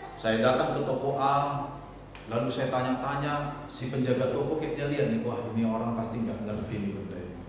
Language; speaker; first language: Indonesian; non-native, local second language; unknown